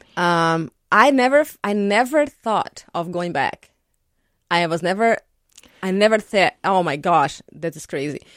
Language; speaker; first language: English; non-native, fluent; Portuguese